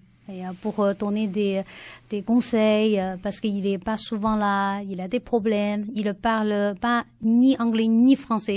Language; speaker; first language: French; non-native, learner; Chinese